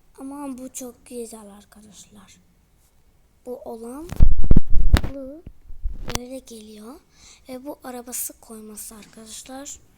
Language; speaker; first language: Turkish; early bilingual, heritage; Turkish